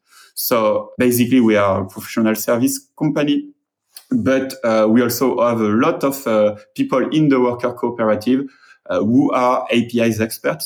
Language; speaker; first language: English; non-native, fluent; French